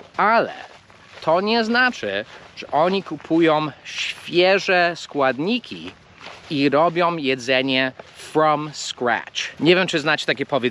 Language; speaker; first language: Polish; early bilingual, heritage; Polish